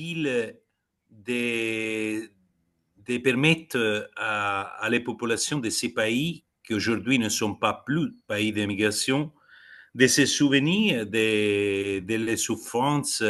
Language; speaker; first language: French; non-native, fluent; Italian